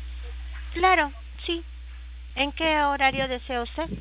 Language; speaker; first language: Spanish; native; Spanish